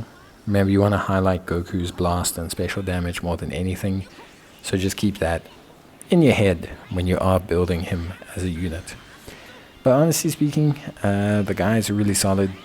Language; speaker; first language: English; native; English